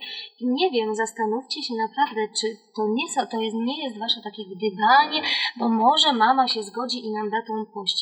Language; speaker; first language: Polish; native; Polish